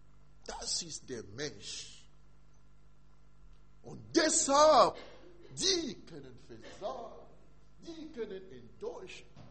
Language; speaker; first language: German; non-native, learner; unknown